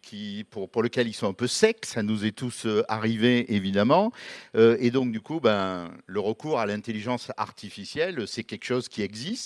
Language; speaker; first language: French; native; French